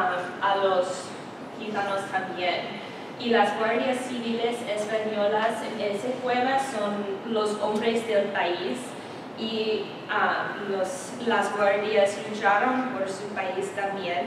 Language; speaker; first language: Spanish; non-native, learner; English